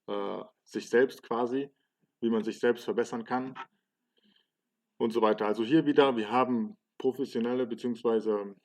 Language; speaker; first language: German; early bilingual, other home language; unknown